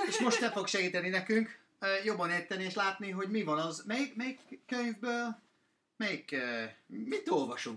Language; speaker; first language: Hungarian; non-native, learner; English